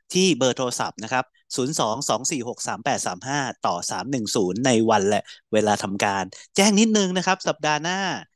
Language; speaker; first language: Thai; native; Thai